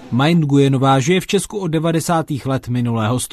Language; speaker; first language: Czech; native; Czech